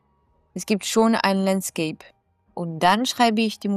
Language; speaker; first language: German; non-native, fluent; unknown